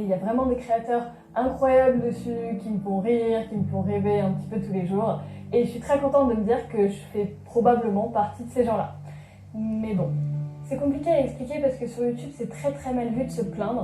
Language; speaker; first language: French; native; French